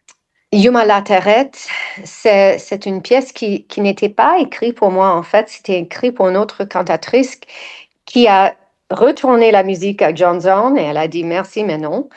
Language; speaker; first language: French; non-native, fluent; English